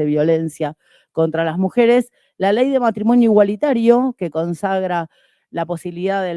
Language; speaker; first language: Spanish; native; Spanish